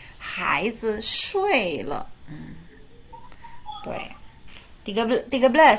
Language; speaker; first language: Chinese; non-native, fluent; Indonesian